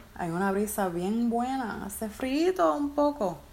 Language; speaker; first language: Spanish; early bilingual, heritage; Spanish